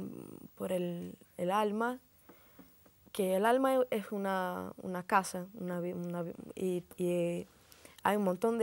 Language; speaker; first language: Spanish; non-native, fluent; Portuguese